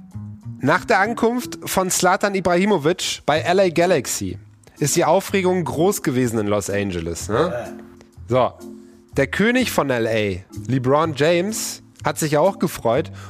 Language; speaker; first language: German; native; German